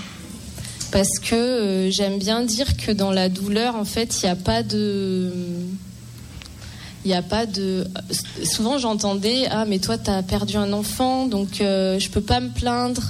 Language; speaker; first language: French; native; French